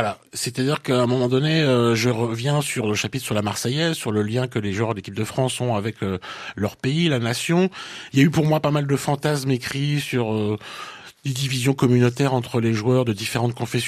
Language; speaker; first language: French; native; French